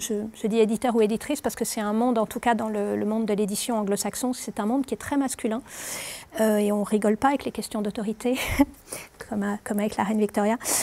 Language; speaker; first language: French; native; French